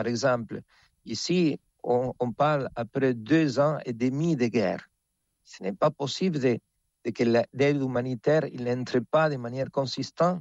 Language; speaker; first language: French; non-native, fluent; Spanish